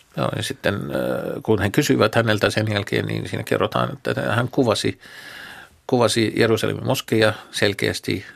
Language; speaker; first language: Finnish; non-native, fluent; Arabic